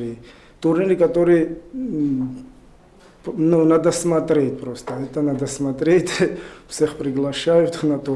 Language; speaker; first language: Russian; non-native, learner; Georgian